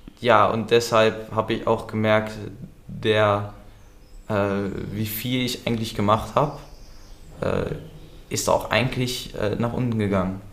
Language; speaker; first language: German; early bilingual, other home language; Dutch